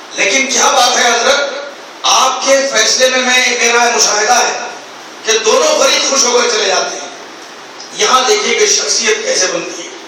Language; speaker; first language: Urdu; native; Urdu